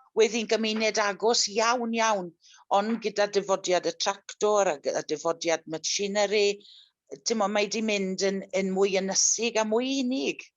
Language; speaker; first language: Welsh; native; Welsh